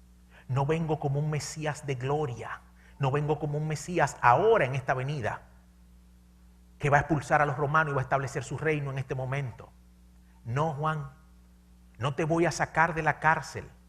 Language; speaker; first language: Spanish; native; Spanish